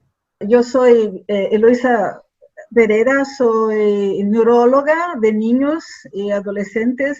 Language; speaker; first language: Spanish; non-native, fluent; Portuguese